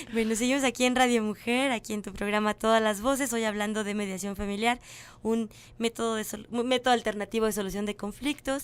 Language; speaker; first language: Spanish; native; Spanish